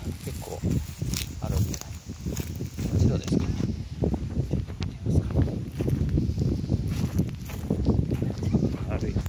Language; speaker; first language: Japanese; native; Japanese